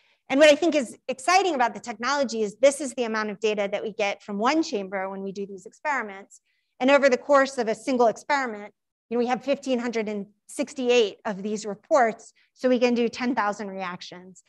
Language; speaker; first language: English; native; English